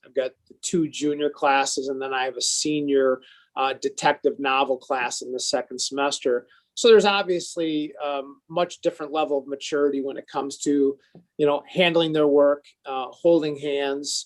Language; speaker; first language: English; native; English